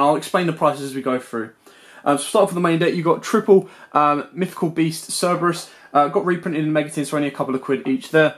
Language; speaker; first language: English; native; English